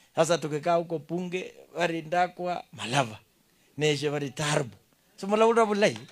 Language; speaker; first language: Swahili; non-native, local second language; Kalenjin